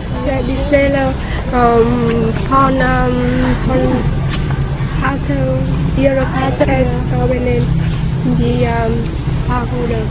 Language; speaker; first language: German; non-native, learner; Vietnamese